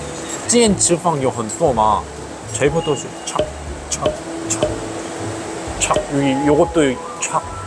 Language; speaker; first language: Chinese; non-native, learner; Korean